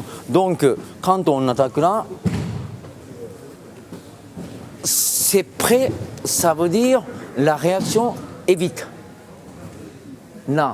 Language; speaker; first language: French; non-native, fluent; Japanese